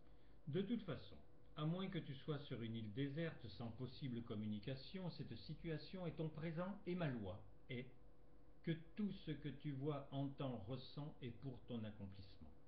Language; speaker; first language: French; native; French